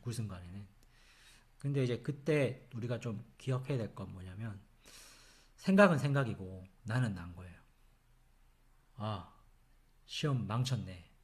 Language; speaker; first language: Korean; native; Korean